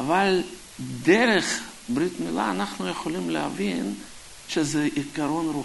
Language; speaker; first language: Hebrew; non-native, fluent; Russian